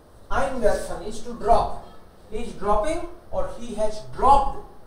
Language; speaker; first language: English; non-native, local second language; Hindi